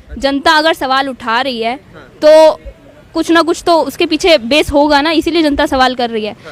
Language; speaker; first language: Hindi; native; Hindi